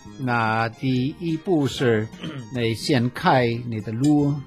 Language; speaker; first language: Chinese; non-native, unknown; English